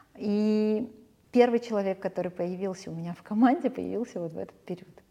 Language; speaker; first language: Russian; early bilingual, other home language; Armenian